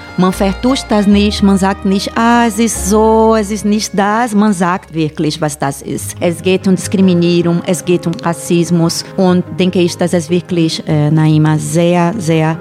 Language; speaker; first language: German; non-native, fluent; Portuguese